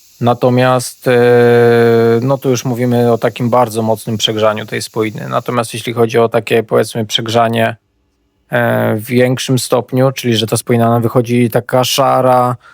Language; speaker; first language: Polish; native; Polish